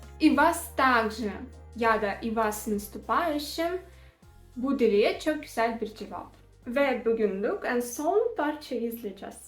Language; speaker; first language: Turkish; non-native, fluent; Russian